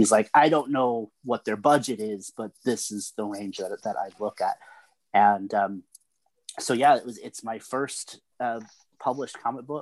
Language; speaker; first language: English; native; English